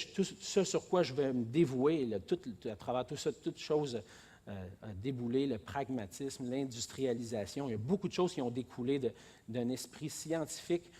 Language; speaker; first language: French; native; French